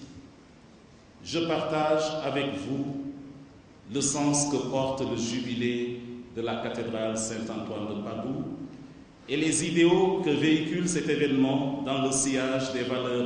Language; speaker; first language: French; non-native, local second language; Jola-Fonyi